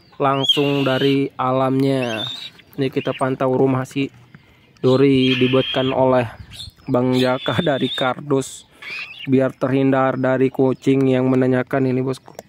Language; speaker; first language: Indonesian; native; Indonesian